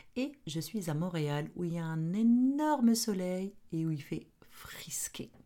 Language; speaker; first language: French; non-native, local second language; Arabic